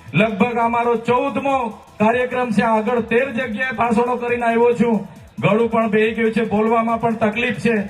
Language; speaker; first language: Gujarati; non-native, local second language; Vasavi